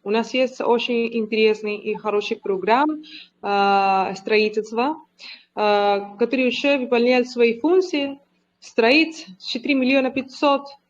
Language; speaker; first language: Russian; non-native, learner; Spanish